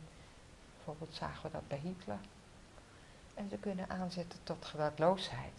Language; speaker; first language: Dutch; native; Dutch